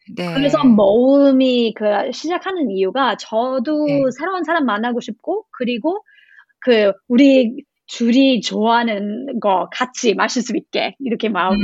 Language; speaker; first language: Korean; non-native, learner; English